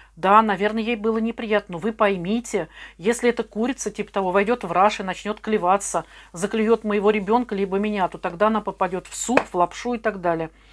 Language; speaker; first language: Russian; native; Russian